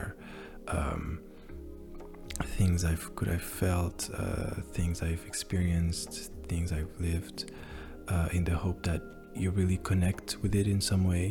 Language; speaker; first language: English; non-native, fluent; French